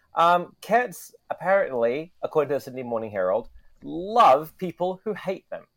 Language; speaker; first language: English; native; English